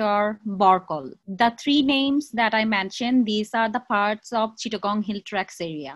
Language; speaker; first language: English; non-native, local second language; Chakma